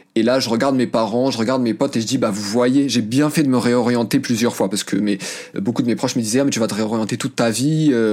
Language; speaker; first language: French; early bilingual, other home language; Arabic